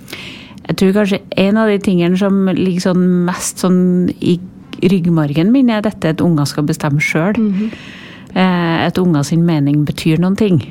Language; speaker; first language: Norwegian; native; Norwegian